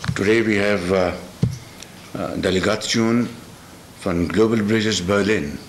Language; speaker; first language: English; non-native, local second language; Punjabi